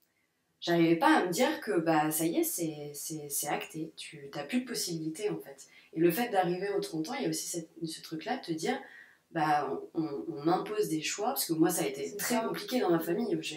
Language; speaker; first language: French; native; French